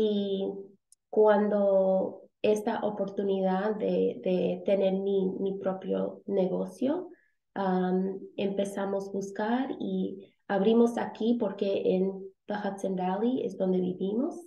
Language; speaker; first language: Spanish; early bilingual, heritage; Spanish